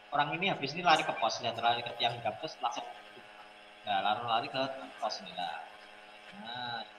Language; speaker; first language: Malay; non-native, local second language; Javanese